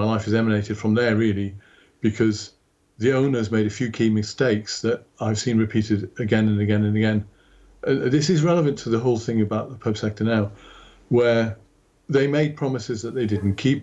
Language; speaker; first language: English; native; English